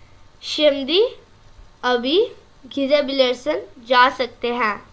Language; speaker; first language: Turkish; non-native, learner; Urdu